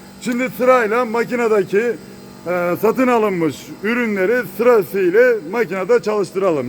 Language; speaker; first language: Turkish; native; Turkish